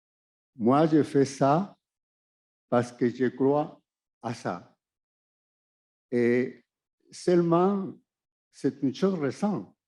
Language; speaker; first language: French; non-native, fluent; Spanish